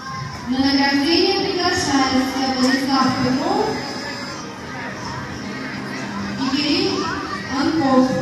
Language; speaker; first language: Russian; native; Russian